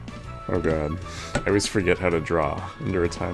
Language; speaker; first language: English; native; English